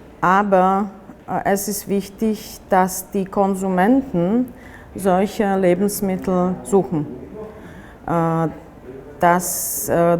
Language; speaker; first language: German; non-native, fluent; Slovak